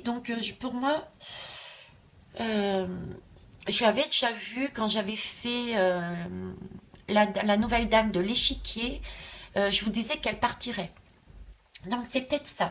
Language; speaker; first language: French; native; French